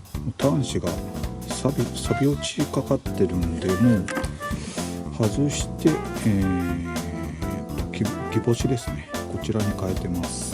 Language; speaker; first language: Japanese; native; Japanese